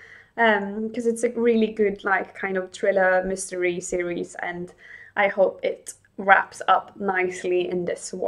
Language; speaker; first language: English; non-native, fluent; Swedish